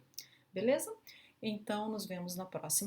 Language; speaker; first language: Portuguese; native; Portuguese